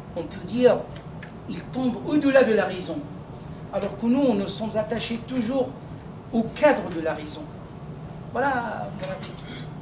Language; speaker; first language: French; non-native, fluent; Arabic